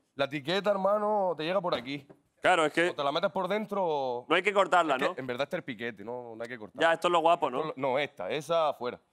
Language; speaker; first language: Spanish; native; Spanish